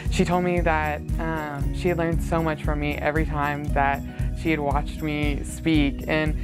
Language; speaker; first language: English; native; English